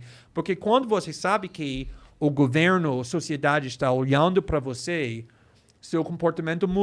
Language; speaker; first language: Portuguese; non-native, fluent; English